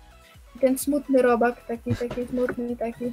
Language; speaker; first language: Polish; native; Polish